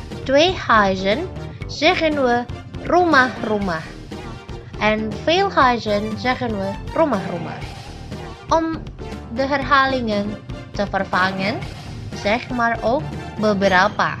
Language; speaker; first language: Dutch; non-native, fluent; Indonesian